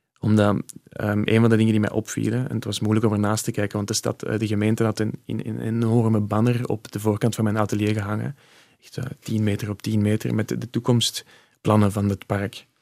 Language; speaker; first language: Dutch; native; Dutch